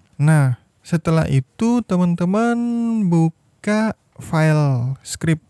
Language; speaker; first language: Indonesian; native; Indonesian